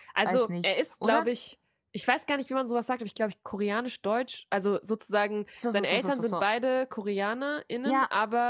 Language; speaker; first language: German; native; German